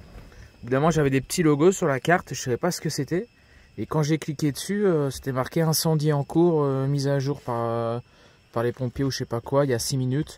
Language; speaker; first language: French; native; French